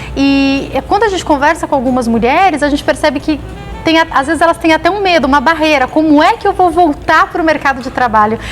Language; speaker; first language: Portuguese; native; Portuguese